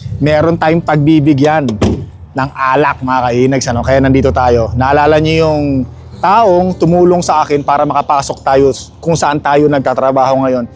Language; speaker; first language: Filipino; native; Filipino